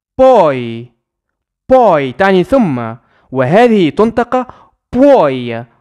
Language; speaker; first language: Italian; non-native, fluent; Arabic